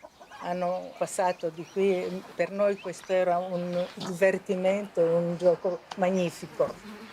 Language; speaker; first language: Italian; non-native, fluent; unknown